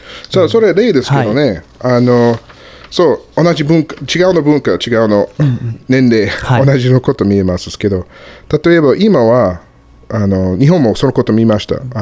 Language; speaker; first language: Japanese; non-native, fluent; English